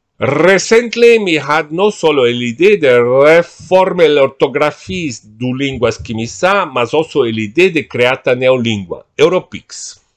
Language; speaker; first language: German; non-native, fluent; Portuguese